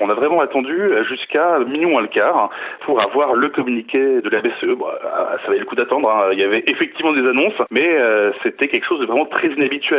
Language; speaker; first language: French; native; French